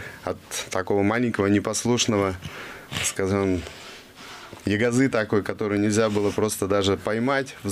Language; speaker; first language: Russian; native; Russian